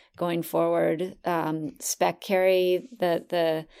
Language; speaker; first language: English; native; English